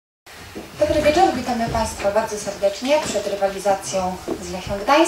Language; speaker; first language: Polish; native; Polish